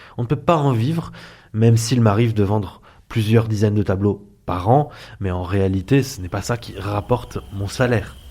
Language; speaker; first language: French; early bilingual, other home language; Arabic